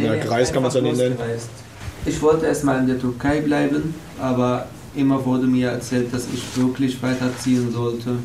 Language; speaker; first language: German; non-native, fluent; Arabic